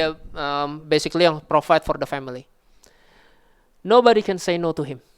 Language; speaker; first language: English; non-native, local second language; Indonesian